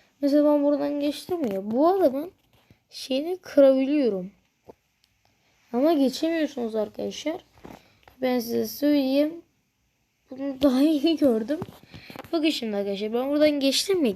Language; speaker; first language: Turkish; native; Turkish